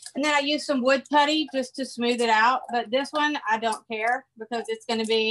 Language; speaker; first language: English; native; English